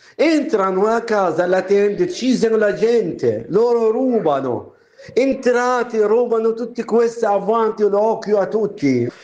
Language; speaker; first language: Italian; non-native, learner; Arabic